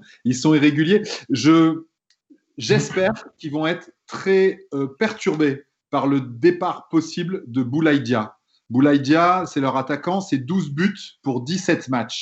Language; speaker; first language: French; native; French